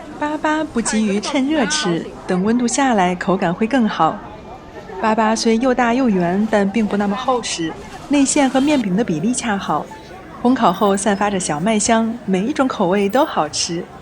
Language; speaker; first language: Chinese; native; Chinese